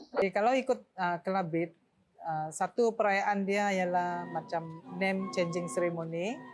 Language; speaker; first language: Malay; non-native, local second language; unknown